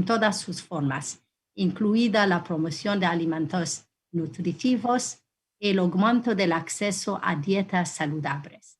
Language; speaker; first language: Spanish; non-native, fluent; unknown